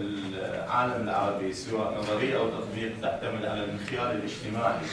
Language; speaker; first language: Arabic; native; Arabic